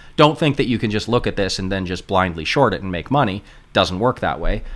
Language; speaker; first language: English; native; English